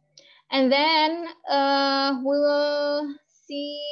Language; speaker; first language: English; non-native, fluent; Indonesian